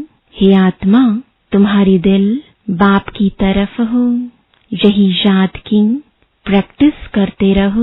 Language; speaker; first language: Hindi; native; Hindi